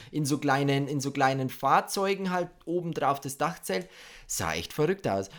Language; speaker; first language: German; native; German